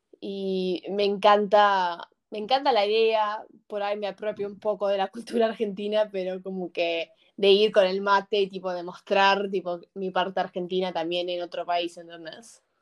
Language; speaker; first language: Spanish; early bilingual, heritage; Spanish